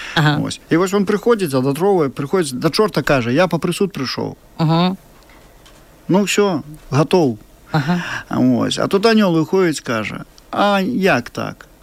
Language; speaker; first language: Belarusian; native; Belarusian